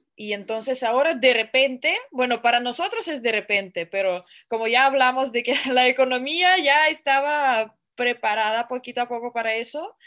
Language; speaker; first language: Spanish; non-native, fluent; Russian